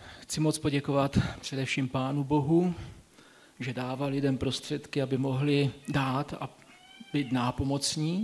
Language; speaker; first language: Czech; native; Czech